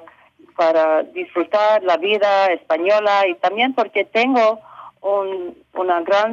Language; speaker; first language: Spanish; early bilingual, heritage; English